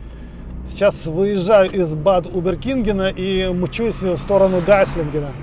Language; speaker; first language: Russian; native; Russian